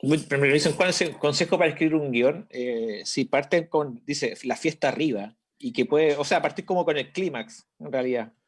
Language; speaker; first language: Spanish; native; Spanish